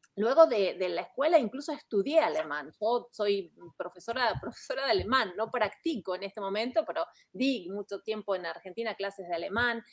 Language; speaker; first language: Spanish; native; Spanish